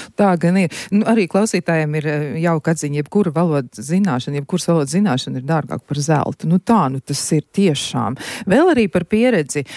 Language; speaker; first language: Latvian; native; Latvian